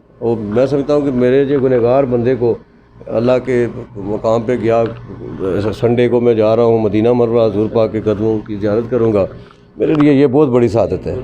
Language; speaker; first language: Urdu; non-native, local second language; Pahari-Potwari